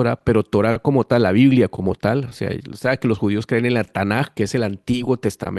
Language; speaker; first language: Spanish; native; Spanish